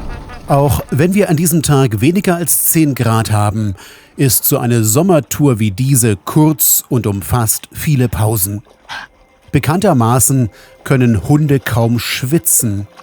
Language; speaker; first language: German; native; German